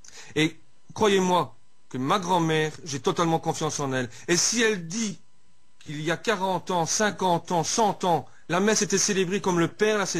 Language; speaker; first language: French; native; French